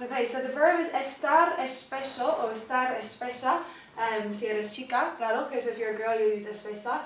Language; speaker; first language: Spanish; non-native, fluent; English